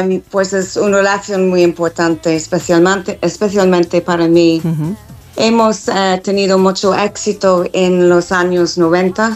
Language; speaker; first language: Spanish; non-native, fluent; English